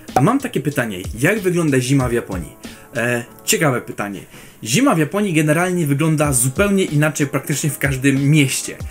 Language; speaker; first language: Polish; native; Polish